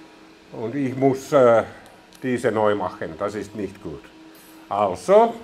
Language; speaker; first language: German; non-native, learner; Finnish